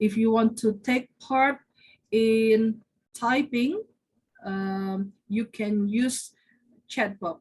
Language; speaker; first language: English; non-native, fluent; Indonesian